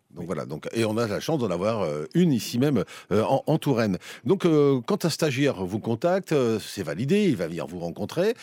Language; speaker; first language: French; native; French